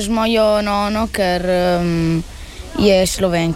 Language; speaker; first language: Slovenian; early bilingual, heritage; Italian